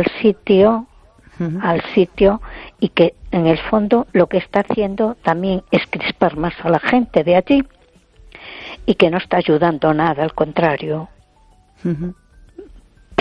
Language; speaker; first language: Spanish; native; Spanish